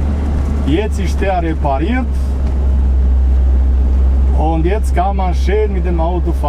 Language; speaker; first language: German; non-native, fluent; Serbian